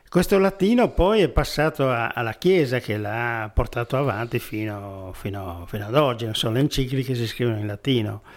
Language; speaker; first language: Italian; native; Italian